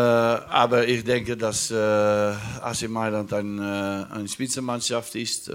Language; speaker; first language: German; non-native, learner; Dutch